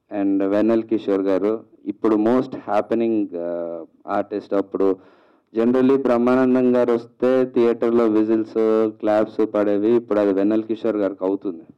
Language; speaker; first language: Telugu; native; Telugu